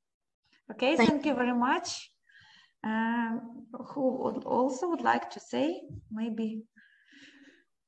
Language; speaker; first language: English; non-native, learner; Ukrainian